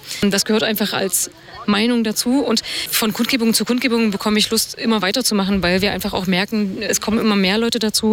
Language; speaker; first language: German; native; German